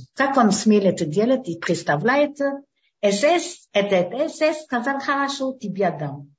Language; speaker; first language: Russian; early bilingual, heritage; Hebrew